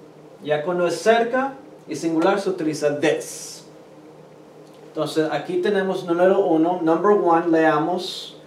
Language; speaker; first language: Spanish; early bilingual, heritage; Spanish